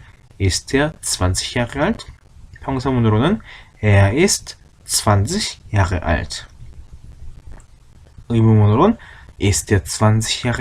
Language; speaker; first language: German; non-native, fluent; Korean